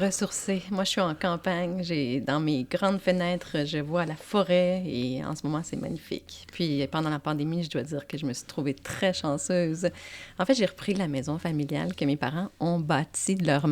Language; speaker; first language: French; native; French